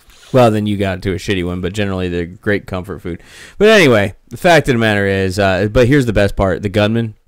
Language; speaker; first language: English; native; English